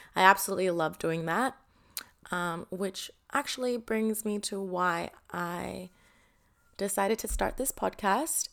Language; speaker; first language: English; non-native, fluent; Indonesian